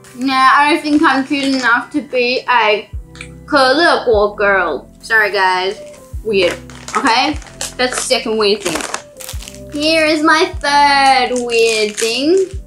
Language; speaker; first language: English; native; English